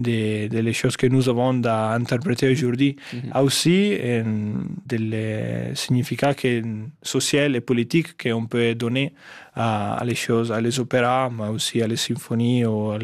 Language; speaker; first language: French; non-native, learner; Italian